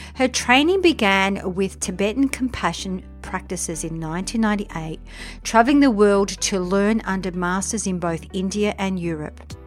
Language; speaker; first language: English; early bilingual, other home language; French